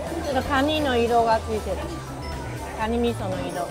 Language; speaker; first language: Japanese; non-native, fluent; Chinese